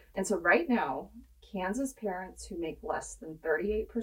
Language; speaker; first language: English; native; English